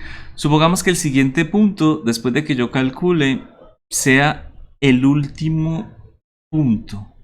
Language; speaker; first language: Spanish; native; Spanish